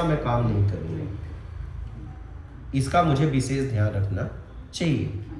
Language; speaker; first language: Hindi; native; Hindi